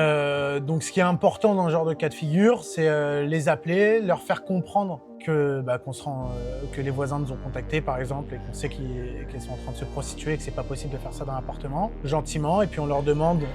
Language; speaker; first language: French; native; French